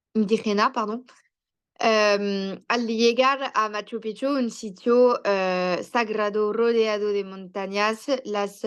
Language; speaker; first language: Spanish; non-native, learner; French